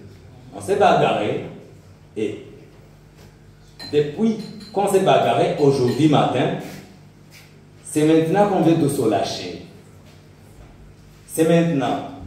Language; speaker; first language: French; non-native, local second language; Rundi